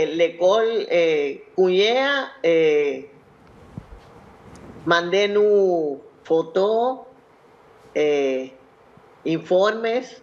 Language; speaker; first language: Haitian Creole; non-native, learner; Spanish